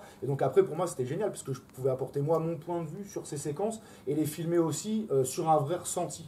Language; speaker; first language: French; native; French